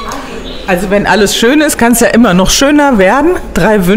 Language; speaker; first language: German; native; German